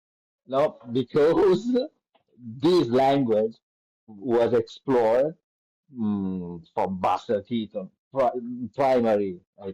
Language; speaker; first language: English; non-native, learner; Italian